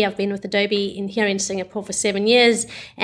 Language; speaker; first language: English; native; English